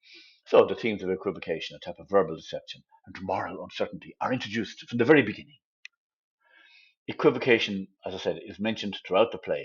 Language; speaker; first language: English; native; English